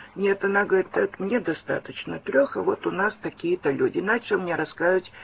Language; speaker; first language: Russian; early bilingual, heritage; Russian